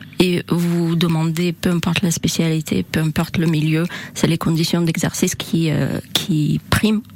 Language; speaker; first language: French; non-native, fluent; Russian